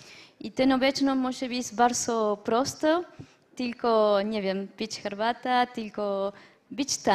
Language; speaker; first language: Polish; non-native, learner; French